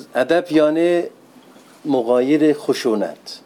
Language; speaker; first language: Persian; non-native, fluent; Turkish